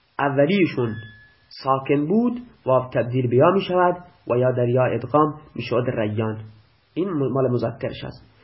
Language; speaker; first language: Persian; non-native, local second language; Baluchi